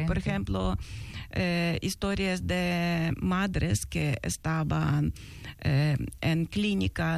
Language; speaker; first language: Spanish; non-native, learner; Ukrainian